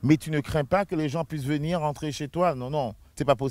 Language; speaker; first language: French; native; French